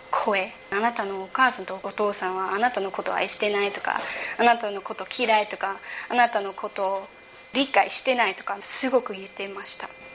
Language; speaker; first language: Japanese; early bilingual, heritage; English